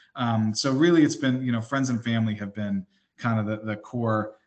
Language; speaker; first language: English; native; English